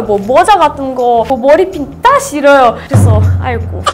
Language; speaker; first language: Korean; non-native, fluent; Russian